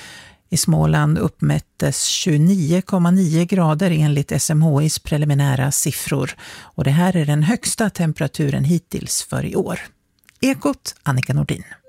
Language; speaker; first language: Swedish; native; Swedish